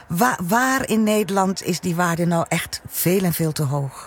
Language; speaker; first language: Dutch; native; Dutch